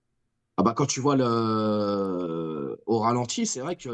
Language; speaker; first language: French; native; French